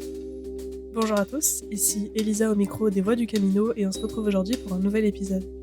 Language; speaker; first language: French; native; French